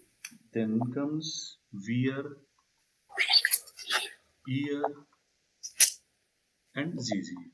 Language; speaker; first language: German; non-native, fluent; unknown